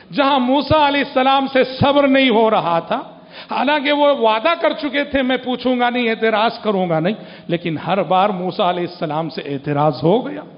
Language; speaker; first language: Urdu; native; Urdu